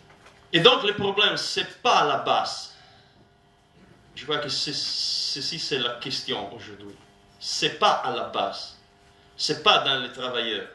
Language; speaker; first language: French; non-native, learner; Italian